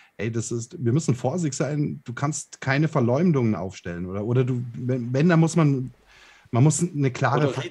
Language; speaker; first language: German; native; German